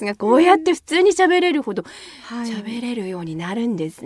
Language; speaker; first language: Japanese; native; Japanese